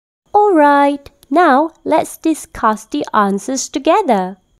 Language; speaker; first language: English; non-native, local second language; Malay